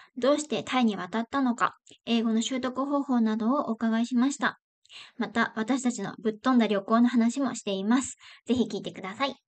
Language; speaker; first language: Japanese; native; Japanese